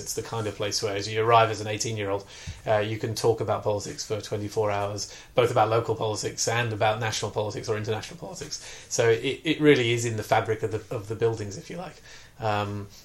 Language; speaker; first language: English; native; English